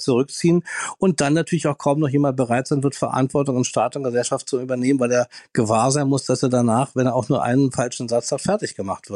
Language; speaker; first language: German; native; German